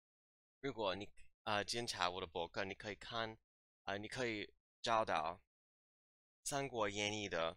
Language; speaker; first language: Chinese; non-native, learner; English